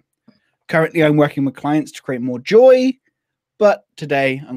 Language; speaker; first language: English; native; English